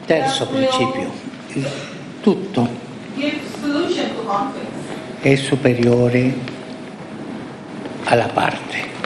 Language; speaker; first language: Italian; early bilingual, heritage; Spanish